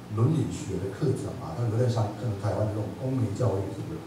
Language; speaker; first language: Chinese; non-native, fluent; German